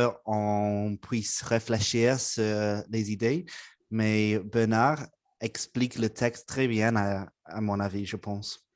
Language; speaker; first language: French; non-native, learner; English